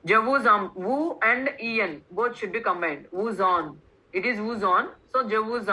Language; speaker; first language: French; non-native, fluent; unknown